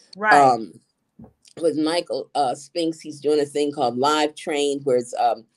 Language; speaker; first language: English; native; English